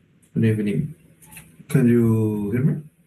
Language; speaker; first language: English; non-native, learner; Spanish